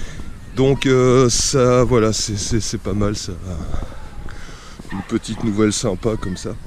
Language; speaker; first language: French; native; French